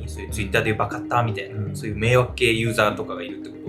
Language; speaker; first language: Japanese; native; Japanese